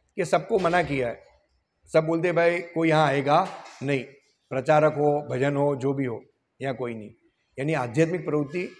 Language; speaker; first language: Hindi; non-native, local second language; Gujarati